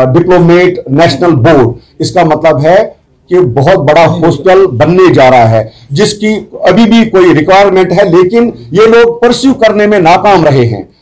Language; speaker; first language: Urdu; non-native, local second language; Kashmiri